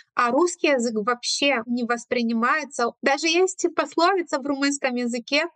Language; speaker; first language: Russian; non-native, fluent; Romanian